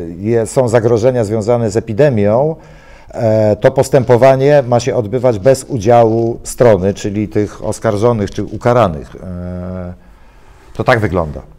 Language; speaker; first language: Polish; native; Polish